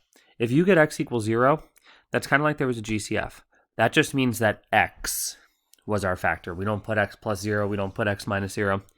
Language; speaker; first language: English; native; English